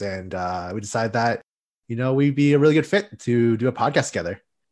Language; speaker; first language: English; native; English